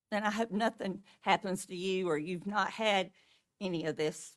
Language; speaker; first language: English; native; English